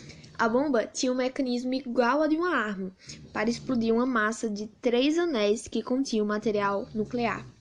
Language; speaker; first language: Portuguese; native; Portuguese